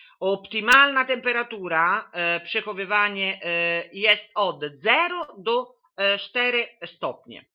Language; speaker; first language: Polish; non-native, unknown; Italian